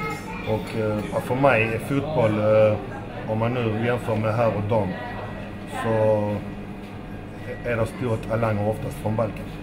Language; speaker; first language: Swedish; early bilingual, other home language; Macedonian